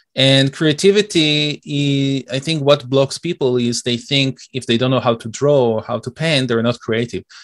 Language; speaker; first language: English; non-native, fluent; Hebrew